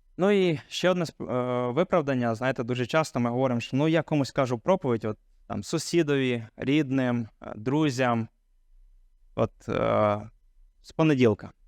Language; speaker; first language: Ukrainian; non-native, local second language; Hungarian